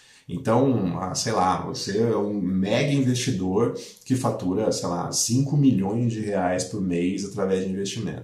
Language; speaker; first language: Portuguese; native; Portuguese